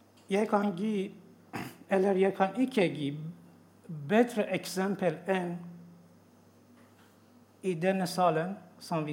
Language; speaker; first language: Norwegian; non-native, learner; Persian